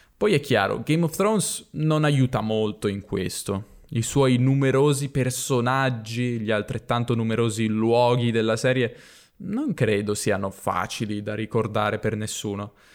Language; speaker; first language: Italian; native; Italian